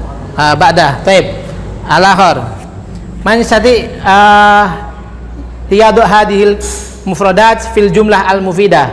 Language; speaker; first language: Arabic; non-native, fluent; Indonesian